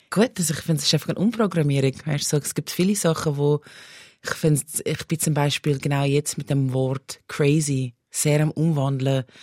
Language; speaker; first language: German; non-native, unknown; English